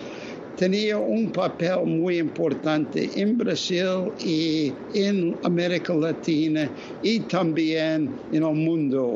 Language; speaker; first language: Spanish; non-native, fluent; English